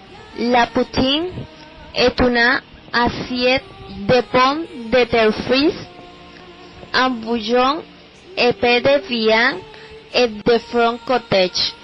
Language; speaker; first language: French; non-native, learner; Spanish